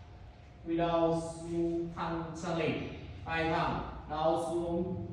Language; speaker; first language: Vietnamese; non-native, learner; Indonesian